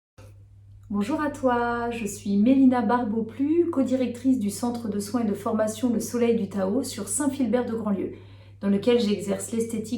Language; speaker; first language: French; native; French